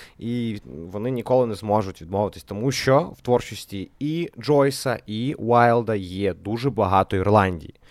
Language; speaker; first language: Ukrainian; native; Ukrainian